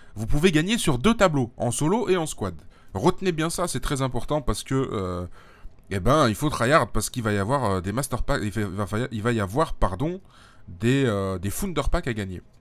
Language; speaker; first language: French; native; French